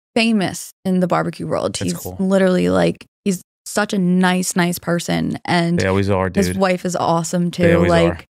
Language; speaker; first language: English; native; English